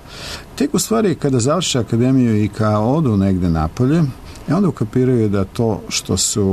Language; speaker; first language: Serbian; native; Serbian